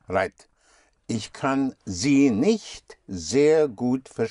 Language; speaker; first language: German; non-native, fluent; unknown